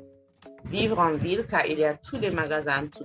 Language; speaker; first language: French; non-native, fluent; English